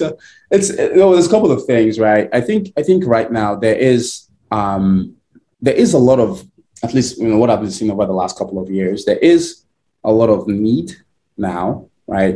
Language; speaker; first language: English; non-native, local second language; Igbo